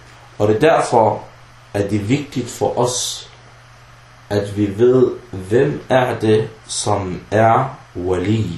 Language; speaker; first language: Danish; early bilingual, other home language; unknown